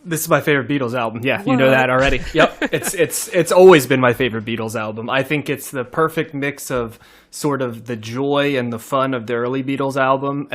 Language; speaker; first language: English; native; English